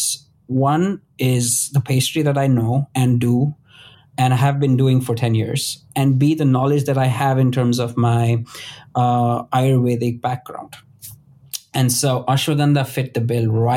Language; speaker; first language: English; non-native, local second language; Gujarati